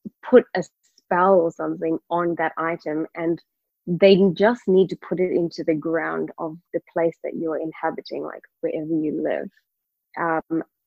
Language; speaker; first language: English; native; English